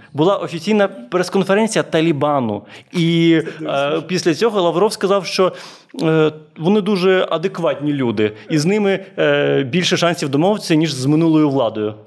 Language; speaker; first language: Ukrainian; native; Ukrainian